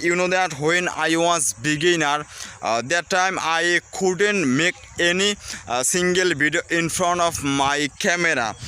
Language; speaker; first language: English; non-native, learner; Bangla